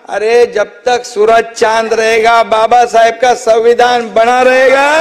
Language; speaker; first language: Hindi; non-native, local second language; Marathi